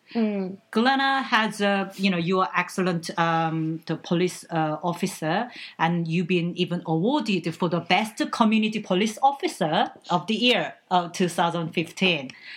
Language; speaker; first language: English; non-native, fluent; Korean